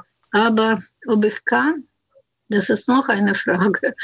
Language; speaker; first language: German; non-native, fluent; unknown